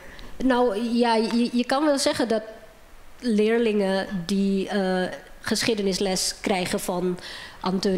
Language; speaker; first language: Dutch; non-native, fluent; Indonesian